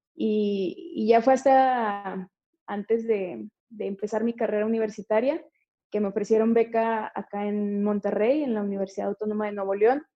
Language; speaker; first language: Spanish; native; Spanish